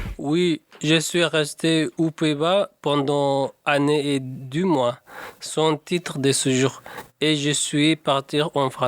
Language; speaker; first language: French; non-native, learner; Tigrinya